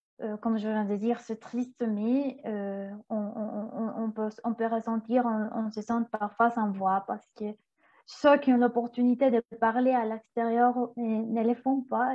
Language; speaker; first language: French; non-native, fluent; Spanish